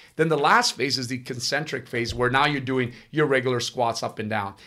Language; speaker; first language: English; non-native, fluent; Italian